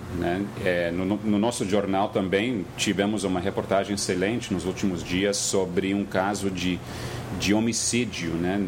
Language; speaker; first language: Portuguese; non-native, fluent; English